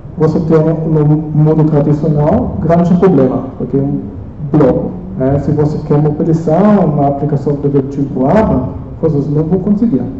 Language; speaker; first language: Portuguese; non-native, fluent; German